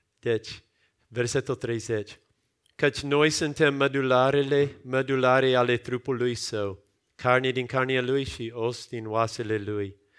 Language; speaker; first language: Romanian; non-native, fluent; English